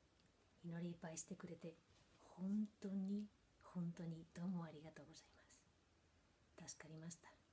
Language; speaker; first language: Japanese; non-native, fluent; Spanish